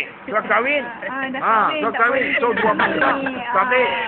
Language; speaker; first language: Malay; non-native, local second language; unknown